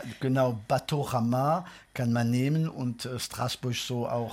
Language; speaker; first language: German; non-native, fluent; French